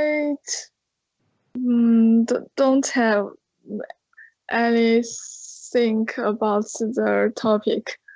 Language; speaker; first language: English; non-native, learner; Chinese